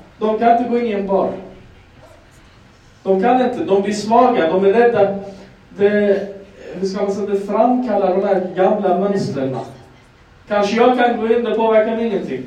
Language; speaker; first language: Swedish; non-native, fluent; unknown